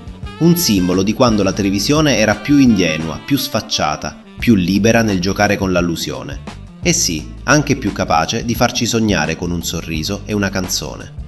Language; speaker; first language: Italian; native; Italian